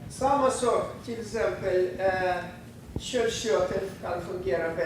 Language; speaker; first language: Swedish; non-native, fluent; Russian